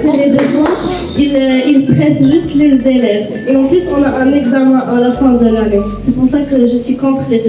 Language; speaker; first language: French; non-native, learner; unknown